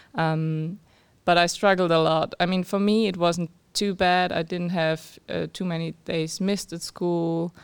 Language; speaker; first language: English; non-native, fluent; German